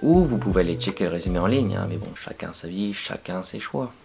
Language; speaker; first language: French; native; French